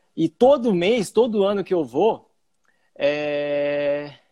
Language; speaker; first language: Portuguese; early bilingual, other home language; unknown